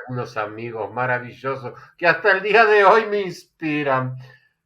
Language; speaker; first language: Spanish; native; Spanish